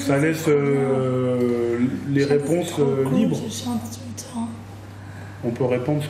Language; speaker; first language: French; native; French